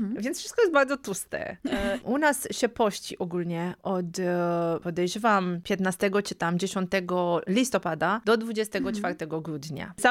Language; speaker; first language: Polish; non-native, fluent; Romanian